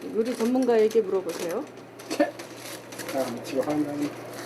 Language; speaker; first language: Korean; native; Korean